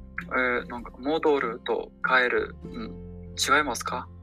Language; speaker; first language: Japanese; non-native, learner; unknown